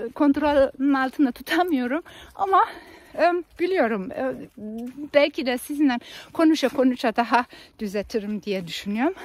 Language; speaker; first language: Turkish; non-native, fluent; German